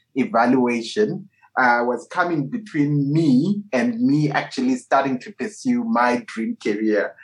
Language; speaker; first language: English; non-native, local second language; Shona